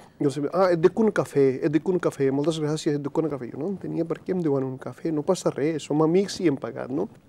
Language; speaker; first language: Catalan; non-native, fluent; Punjabi